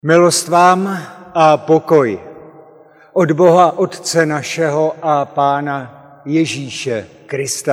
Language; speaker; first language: Czech; native; Czech